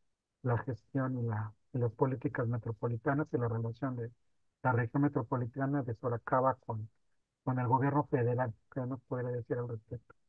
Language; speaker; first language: Spanish; native; Spanish